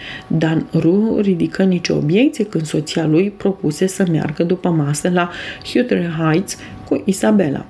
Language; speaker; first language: Romanian; native; Romanian